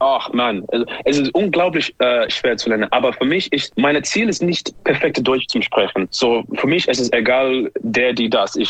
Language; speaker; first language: German; non-native, learner; English